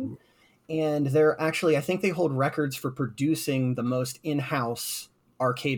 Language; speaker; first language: English; native; English